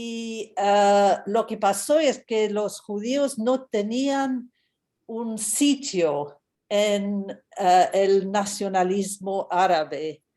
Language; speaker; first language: Spanish; non-native, fluent; English